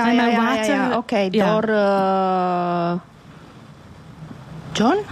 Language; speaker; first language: Dutch; non-native, learner; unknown